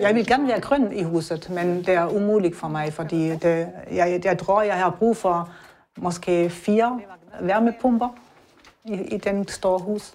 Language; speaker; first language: Danish; non-native, learner; German